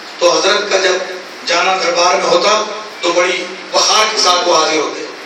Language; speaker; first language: Urdu; native; Urdu